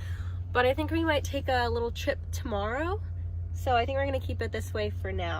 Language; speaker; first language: English; native; English